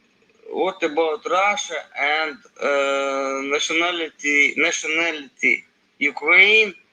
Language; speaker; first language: English; non-native, learner; Russian